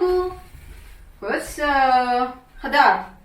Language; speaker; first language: Dutch; non-native, fluent; Indonesian